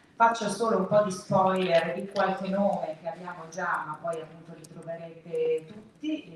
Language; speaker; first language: Italian; native; Italian